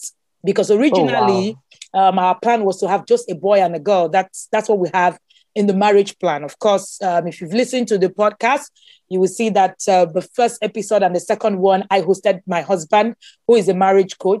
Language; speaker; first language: English; non-native, local second language; Igbo